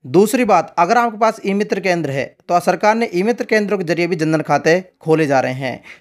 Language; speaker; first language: Hindi; native; Hindi